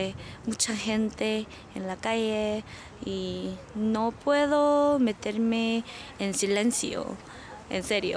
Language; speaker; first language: Spanish; non-native, fluent; Korean